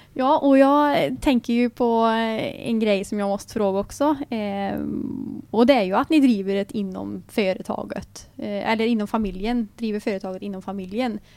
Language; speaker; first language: Swedish; native; Swedish